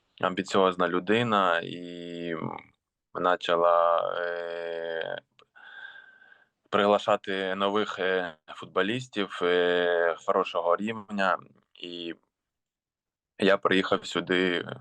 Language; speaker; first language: Ukrainian; non-native, local second language; Russian